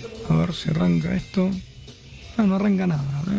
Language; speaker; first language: Spanish; native; Spanish